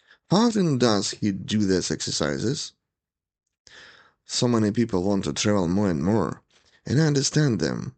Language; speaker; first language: English; non-native, fluent; Ukrainian